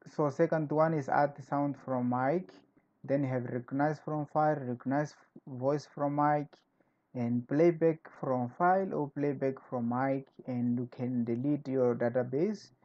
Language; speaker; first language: English; non-native, fluent; Portuguese